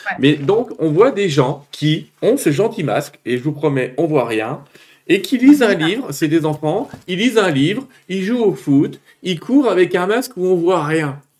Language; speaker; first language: French; native; French